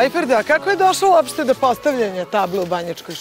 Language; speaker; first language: Serbian; native; Serbian